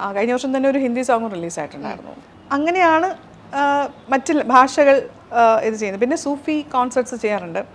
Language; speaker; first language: Malayalam; non-native, local second language; Urdu